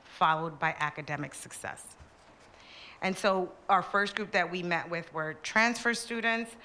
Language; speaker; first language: English; early bilingual, other home language; Spanish